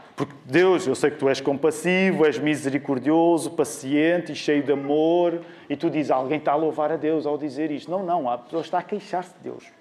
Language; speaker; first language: Portuguese; native; Portuguese